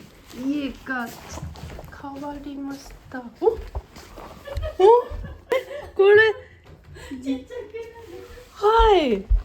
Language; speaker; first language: Japanese; non-native, learner; Korean